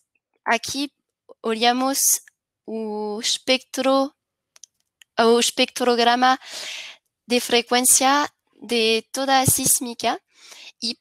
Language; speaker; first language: Spanish; non-native, learner; French